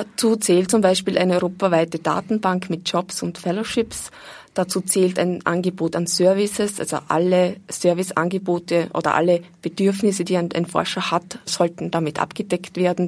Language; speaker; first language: German; native; German